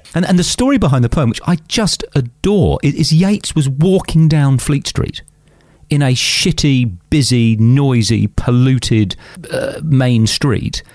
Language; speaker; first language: English; native; English